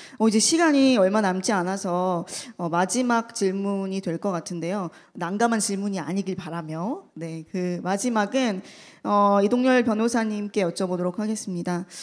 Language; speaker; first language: Korean; native; Korean